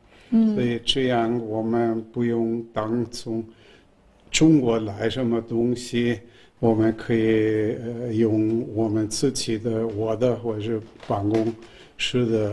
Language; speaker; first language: Chinese; non-native, fluent; German